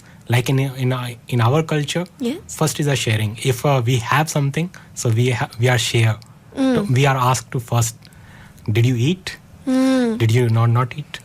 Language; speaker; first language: English; non-native, learner; Hindi